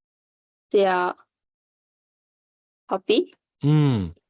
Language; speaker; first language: English; non-native, learner; Japanese